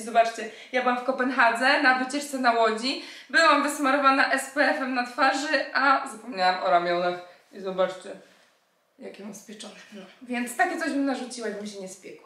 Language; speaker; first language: Polish; native; Polish